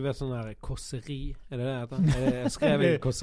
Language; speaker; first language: Norwegian; native; Norwegian